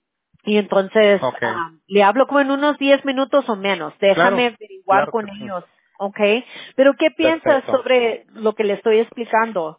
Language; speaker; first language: Spanish; early bilingual, heritage; Spanish